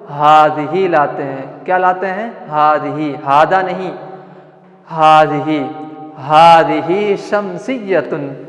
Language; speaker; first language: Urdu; non-native, local second language; Malayalam